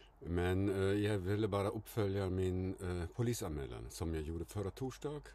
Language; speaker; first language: Swedish; non-native, fluent; German